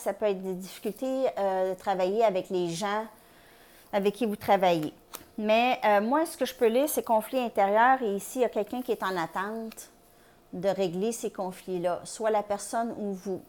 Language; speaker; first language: French; native; French